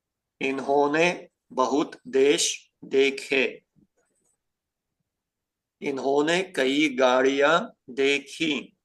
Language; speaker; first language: Hindi; non-native, fluent; Ukrainian